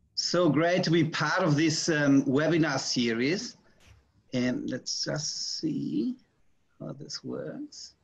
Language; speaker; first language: English; non-native, fluent; German